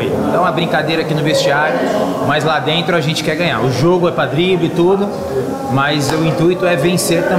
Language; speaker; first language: Portuguese; native; Portuguese